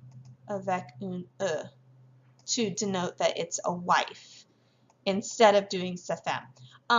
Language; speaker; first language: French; non-native, fluent; English